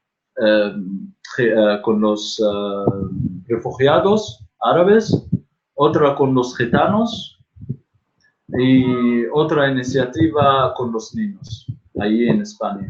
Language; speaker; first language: Spanish; non-native, fluent; Arabic